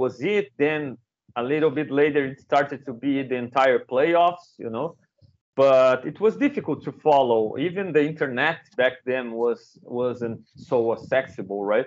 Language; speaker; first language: English; non-native, fluent; Portuguese